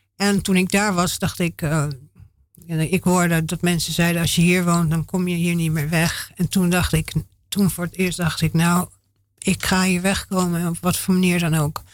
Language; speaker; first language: Dutch; native; Dutch